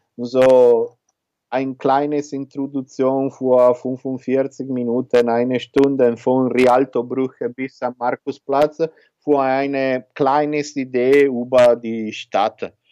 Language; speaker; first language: German; non-native, learner; Italian